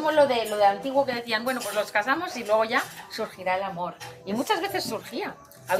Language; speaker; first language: Spanish; native; Spanish